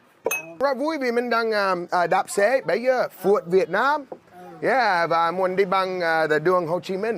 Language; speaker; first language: Vietnamese; non-native, learner; English